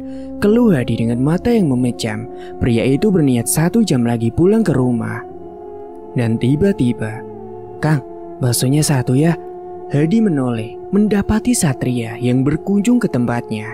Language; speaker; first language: Indonesian; native; Indonesian